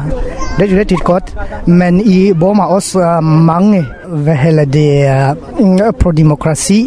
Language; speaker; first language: Danish; non-native, learner; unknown